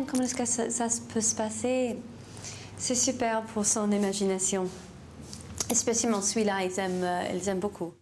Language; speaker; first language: French; non-native, learner; English